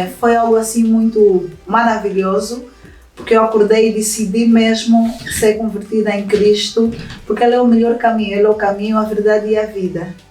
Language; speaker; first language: Portuguese; native; Portuguese